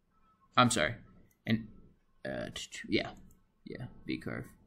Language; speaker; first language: English; native; English